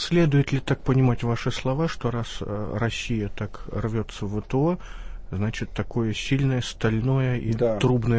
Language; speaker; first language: Russian; native; Russian